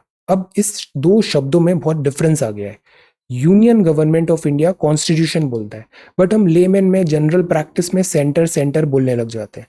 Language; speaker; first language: Hindi; native; Hindi